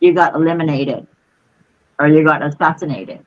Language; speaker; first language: English; non-native, fluent; Khmer